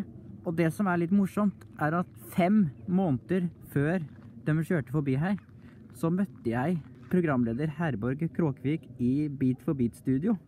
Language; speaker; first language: Norwegian; native; Norwegian